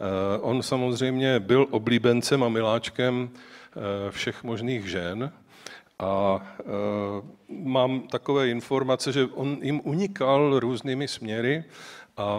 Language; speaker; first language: Czech; native; Czech